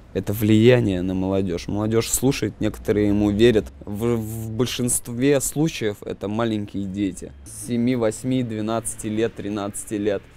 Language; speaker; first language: Russian; native; Russian